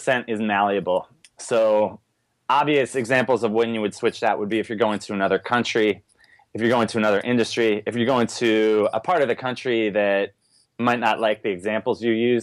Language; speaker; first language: English; native; English